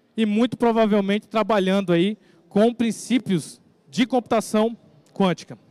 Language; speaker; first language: Portuguese; native; Portuguese